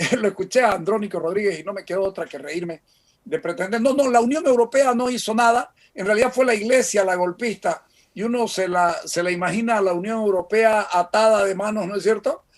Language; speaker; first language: Spanish; native; Spanish